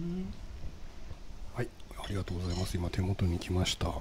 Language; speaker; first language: Japanese; native; Japanese